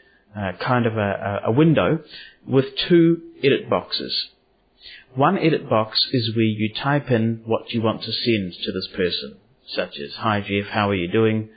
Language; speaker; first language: English; native; English